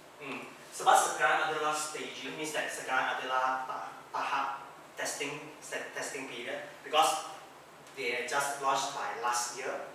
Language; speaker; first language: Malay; non-native, local second language; Chinese